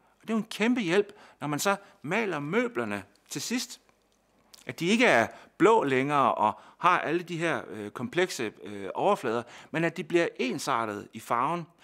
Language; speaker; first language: Danish; native; Danish